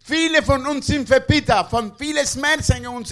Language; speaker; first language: German; non-native, learner; Spanish